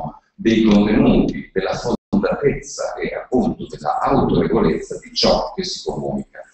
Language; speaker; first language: Italian; native; Italian